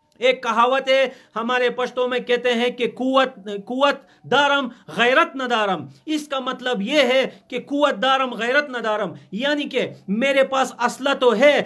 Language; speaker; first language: Urdu; non-native, fluent; Pashto